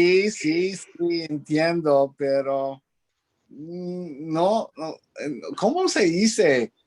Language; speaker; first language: Spanish; non-native, learner; English